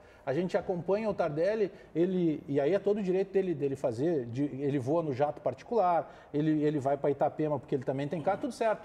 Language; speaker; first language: Portuguese; native; Portuguese